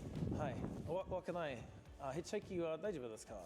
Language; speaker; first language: Japanese; non-native, learner; English